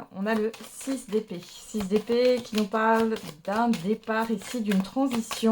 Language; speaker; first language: French; native; French